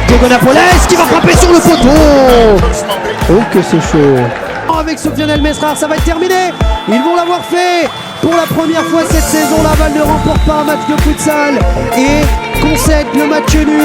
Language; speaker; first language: French; native; French